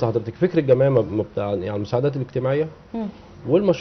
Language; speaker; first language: Arabic; native; Arabic